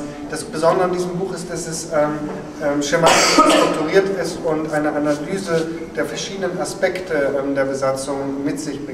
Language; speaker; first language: German; native; German